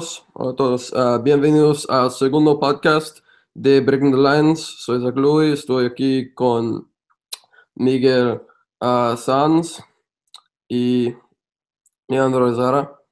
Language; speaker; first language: Spanish; non-native, fluent; English